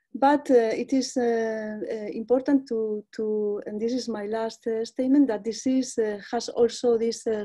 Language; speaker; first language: English; non-native, fluent; Spanish